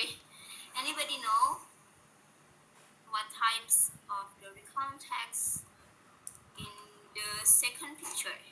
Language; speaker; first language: English; non-native, learner; Indonesian